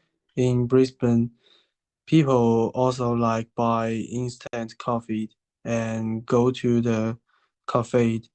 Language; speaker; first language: English; non-native, learner; Chinese